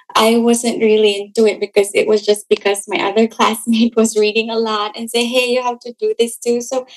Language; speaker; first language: English; non-native, local second language; Cebuano